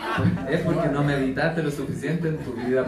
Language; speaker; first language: Spanish; native; Spanish